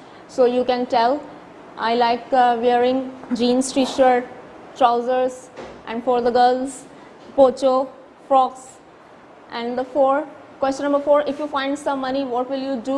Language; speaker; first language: English; non-native, local second language; Urdu